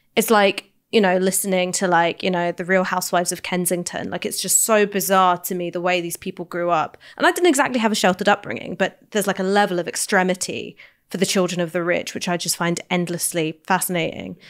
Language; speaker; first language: English; native; English